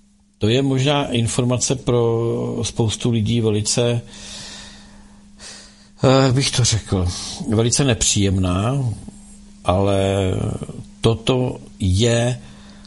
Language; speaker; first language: Czech; native; Czech